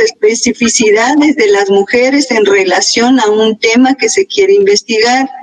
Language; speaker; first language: Spanish; native; Spanish